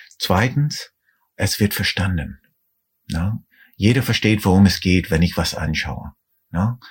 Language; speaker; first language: German; non-native, fluent; English